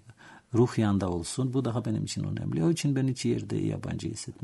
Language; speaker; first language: Turkish; non-native, learner; Georgian